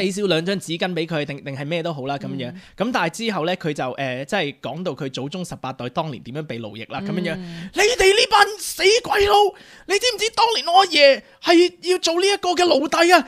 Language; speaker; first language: Cantonese; native; Cantonese